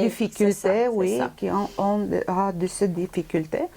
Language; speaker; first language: French; non-native, fluent; Romanian